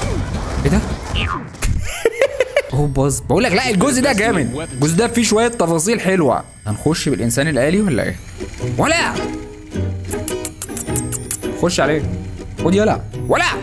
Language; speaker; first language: Arabic; native; Arabic